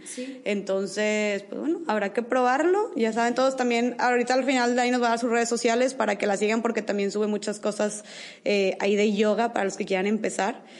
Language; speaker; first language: Spanish; native; Spanish